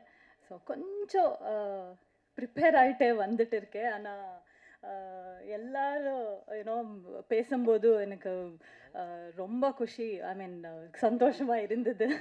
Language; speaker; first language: Tamil; non-native, learner; Kannada